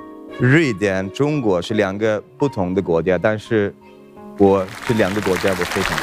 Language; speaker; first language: Chinese; non-native, fluent; Swedish